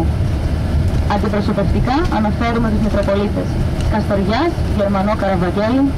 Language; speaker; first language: Greek; native; Greek